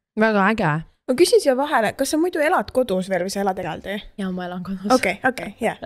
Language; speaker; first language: Estonian; native; Estonian